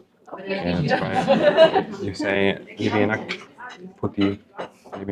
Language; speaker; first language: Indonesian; non-native, learner; German